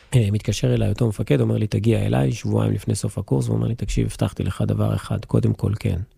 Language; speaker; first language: Hebrew; native; Hebrew